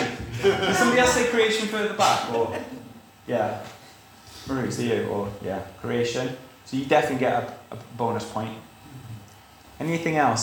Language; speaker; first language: English; native; English